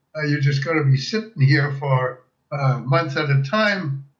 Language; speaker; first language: English; early bilingual, other home language; German